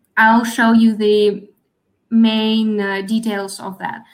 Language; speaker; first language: English; non-native, fluent; Russian